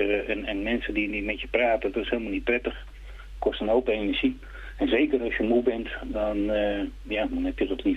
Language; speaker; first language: Dutch; native; Dutch